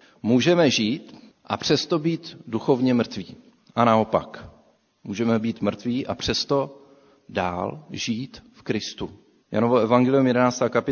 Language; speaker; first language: Czech; native; Czech